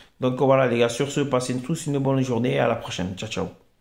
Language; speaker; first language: French; native; French